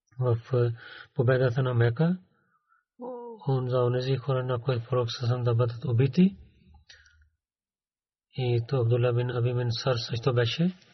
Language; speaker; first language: Bulgarian; non-native, learner; Urdu